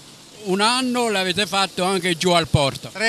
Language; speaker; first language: Italian; native; Italian